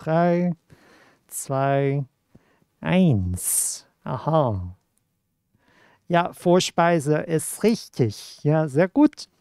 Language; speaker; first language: German; non-native, fluent; Cantonese